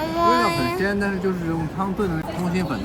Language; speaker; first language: Chinese; native; Chinese